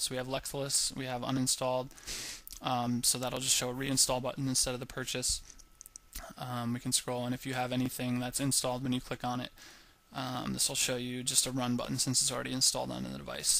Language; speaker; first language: English; native; English